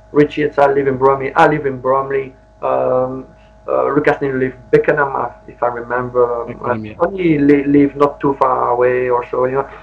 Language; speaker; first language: English; non-native, learner; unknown